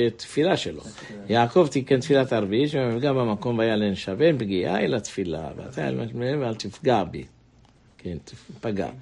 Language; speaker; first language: Hebrew; native; Hebrew